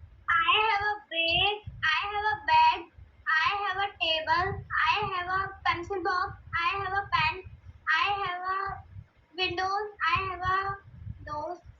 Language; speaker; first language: English; non-native, learner; Hindi